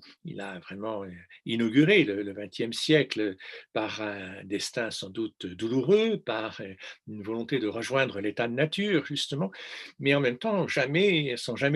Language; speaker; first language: French; native; French